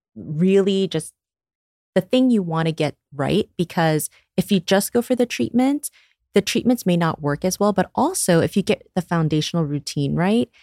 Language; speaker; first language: English; early bilingual, other home language; Korean